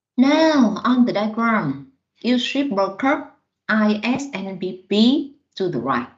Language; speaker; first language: English; non-native, fluent; Vietnamese